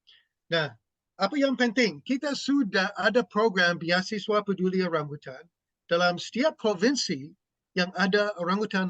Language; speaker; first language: Indonesian; non-native, fluent; English